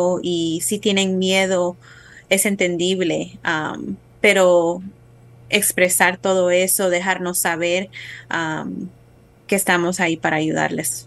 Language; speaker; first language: Spanish; early bilingual, heritage; Spanish